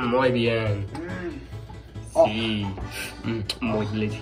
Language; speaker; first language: Spanish; non-native, learner; English